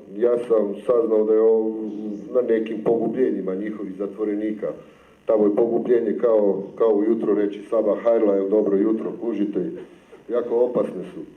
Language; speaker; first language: Croatian; native; Croatian